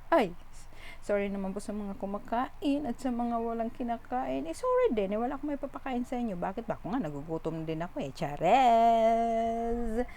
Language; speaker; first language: Filipino; non-native, local second language; Waray